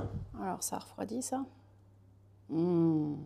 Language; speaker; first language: French; native; French